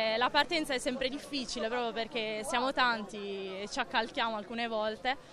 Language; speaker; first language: Italian; native; Italian